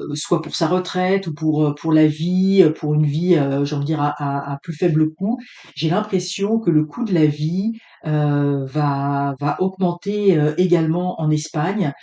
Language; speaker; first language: French; native; French